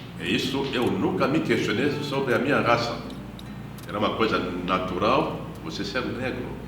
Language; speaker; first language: Portuguese; non-native, fluent; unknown